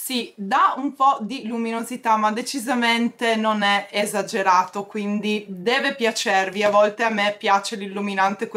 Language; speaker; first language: Italian; native; Italian